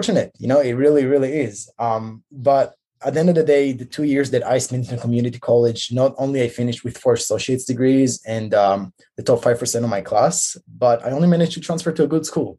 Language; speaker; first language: English; non-native, fluent; Hebrew